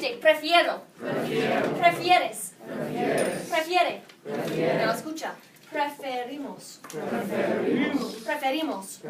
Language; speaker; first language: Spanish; non-native, fluent; English